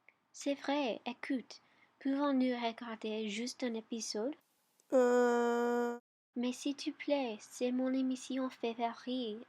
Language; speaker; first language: French; non-native, learner; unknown